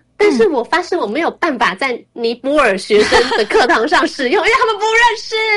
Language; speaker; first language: Chinese; native; Chinese